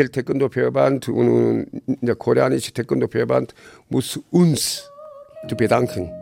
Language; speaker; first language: German; non-native, learner; Korean